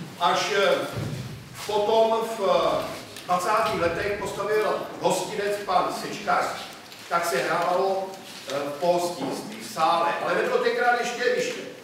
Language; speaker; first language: Czech; native; Czech